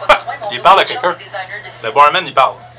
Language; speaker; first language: French; native; French